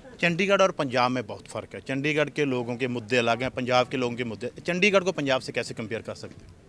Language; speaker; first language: Hindi; non-native, local second language; Punjabi